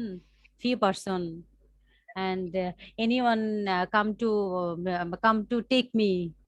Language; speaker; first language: English; non-native, learner; Bangla